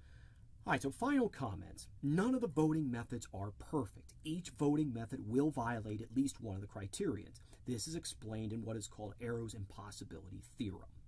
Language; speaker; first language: English; native; English